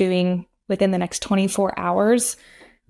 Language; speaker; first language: English; native; English